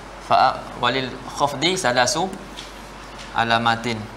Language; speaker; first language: Arabic; non-native, fluent; Malay